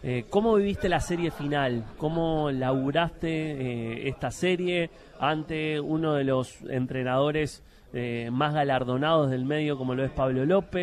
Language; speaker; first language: Spanish; native; Spanish